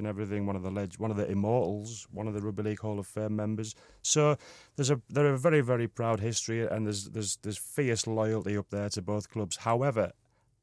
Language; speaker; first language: English; native; English